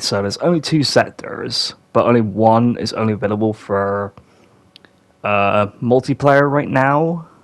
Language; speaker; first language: English; native; English